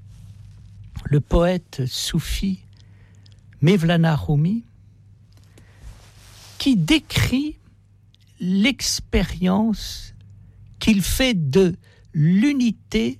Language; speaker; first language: French; native; French